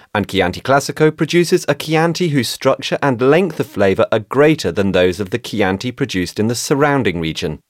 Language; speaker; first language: English; non-native, fluent; Italian